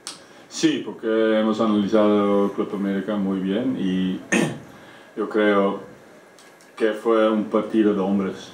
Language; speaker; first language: Spanish; non-native, fluent; Dutch